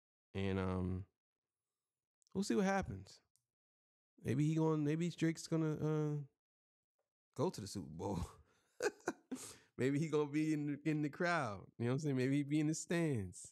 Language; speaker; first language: English; native; English